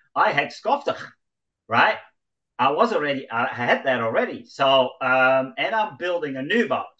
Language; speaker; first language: English; non-native, fluent; Dutch